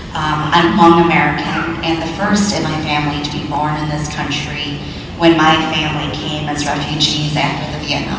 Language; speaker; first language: English; early bilingual, other home language; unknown